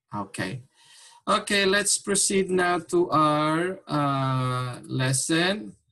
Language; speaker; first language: English; non-native, local second language; Filipino